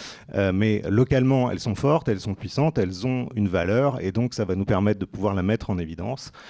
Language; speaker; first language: French; native; French